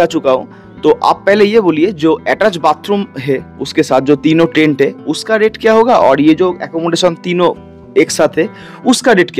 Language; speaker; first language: Hindi; non-native, local second language; Bangla